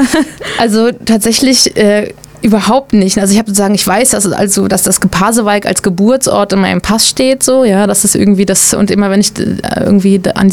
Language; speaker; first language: German; native; German